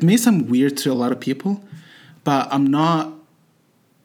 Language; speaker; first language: English; non-native, fluent; Arabic